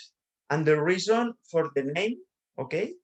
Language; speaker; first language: English; non-native, learner; Spanish